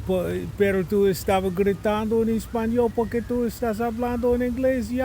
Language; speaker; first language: Spanish; non-native, learner; English